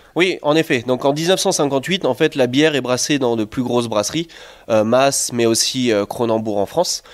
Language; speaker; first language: French; native; French